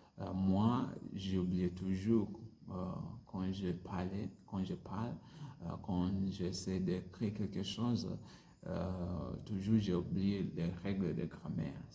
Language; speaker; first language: French; non-native, learner; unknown